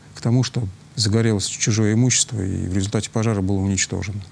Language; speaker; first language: Russian; native; Russian